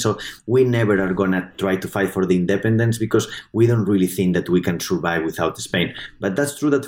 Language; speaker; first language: English; non-native, fluent; Spanish